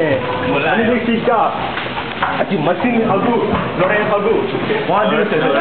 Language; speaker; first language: Korean; non-native, learner; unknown